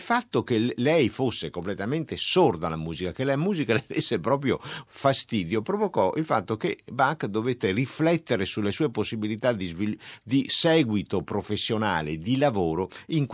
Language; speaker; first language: Italian; native; Italian